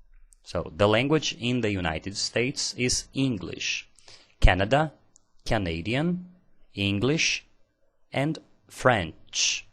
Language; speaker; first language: English; non-native, fluent; Portuguese